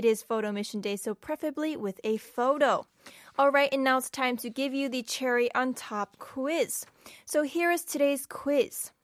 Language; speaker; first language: English; non-native, fluent; Korean